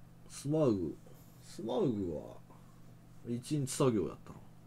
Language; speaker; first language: Japanese; native; Japanese